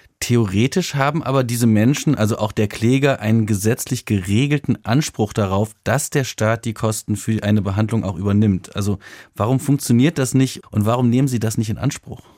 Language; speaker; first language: German; native; German